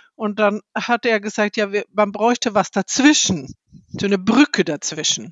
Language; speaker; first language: German; non-native, fluent; Swedish